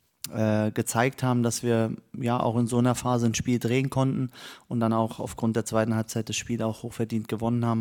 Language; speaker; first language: German; native; German